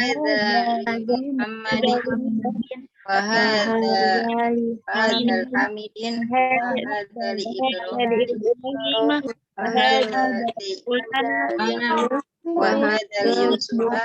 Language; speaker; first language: Arabic; non-native, learner; Indonesian